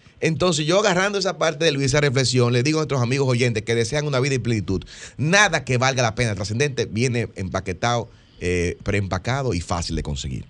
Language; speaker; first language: Spanish; native; Spanish